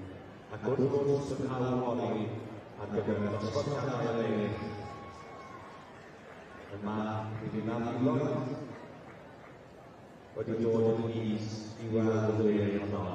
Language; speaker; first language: Welsh; native; Welsh